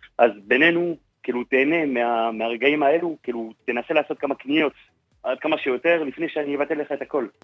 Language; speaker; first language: Hebrew; non-native, fluent; French